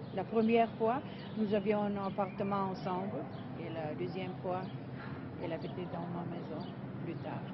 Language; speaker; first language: French; non-native, fluent; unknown